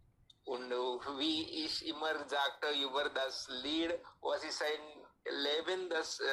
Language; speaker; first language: German; non-native, learner; Hindi